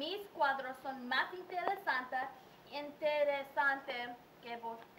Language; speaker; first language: Spanish; non-native, learner; English